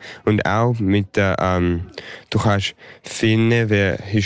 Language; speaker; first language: German; early bilingual, heritage; English